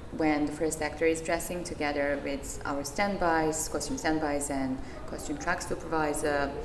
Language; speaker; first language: English; non-native, fluent; Serbian